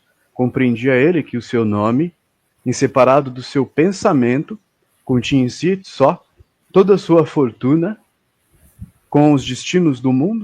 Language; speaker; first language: Portuguese; native; Portuguese